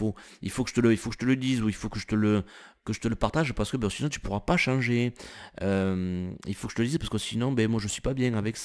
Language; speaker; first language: French; native; French